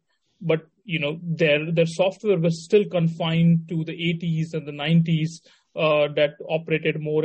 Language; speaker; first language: English; non-native, local second language; Hindi